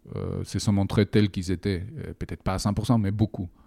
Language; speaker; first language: French; non-native, fluent; Spanish